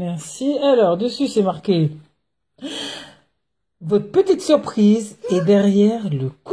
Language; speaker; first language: French; native; French